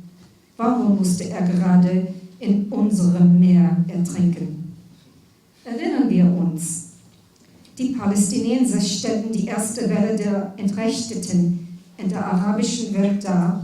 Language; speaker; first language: German; non-native, fluent; English